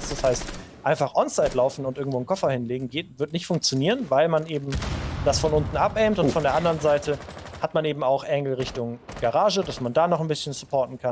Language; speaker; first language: German; native; German